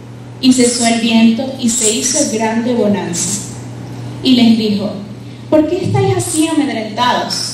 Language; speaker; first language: Spanish; native; Spanish